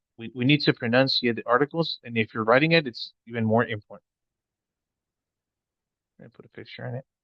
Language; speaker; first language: English; non-native, fluent; Spanish